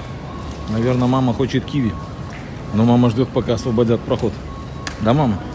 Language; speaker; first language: Russian; native; Russian